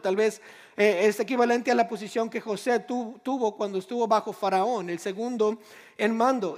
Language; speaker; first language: Spanish; native; Spanish